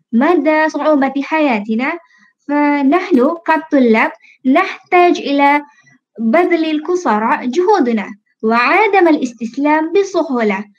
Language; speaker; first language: Arabic; non-native, fluent; Malay